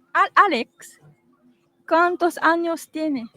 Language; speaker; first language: Spanish; non-native, learner; Japanese